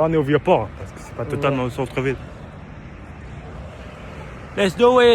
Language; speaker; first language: French; native; French